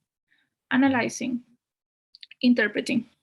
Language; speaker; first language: English; non-native, fluent; Spanish